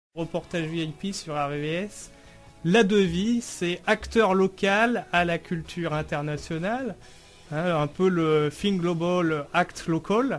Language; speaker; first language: French; native; French